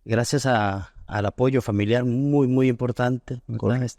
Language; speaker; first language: Spanish; native; Spanish